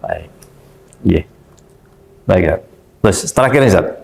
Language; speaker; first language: Malay; native; Malay